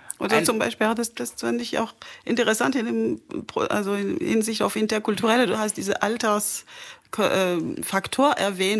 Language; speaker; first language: German; non-native, fluent; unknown